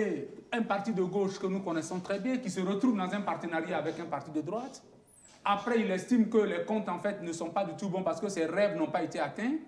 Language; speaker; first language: French; native; French